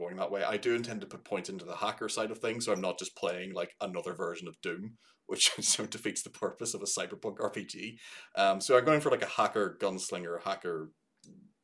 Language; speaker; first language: English; native; English